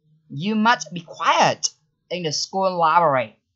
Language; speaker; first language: English; non-native, fluent; Vietnamese